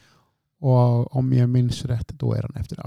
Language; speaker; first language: Swedish; non-native, fluent; Icelandic